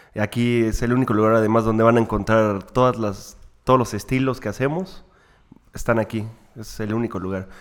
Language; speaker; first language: Spanish; native; Spanish